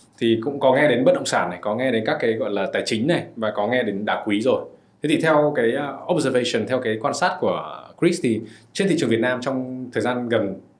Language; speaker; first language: Vietnamese; early bilingual, heritage; Vietnamese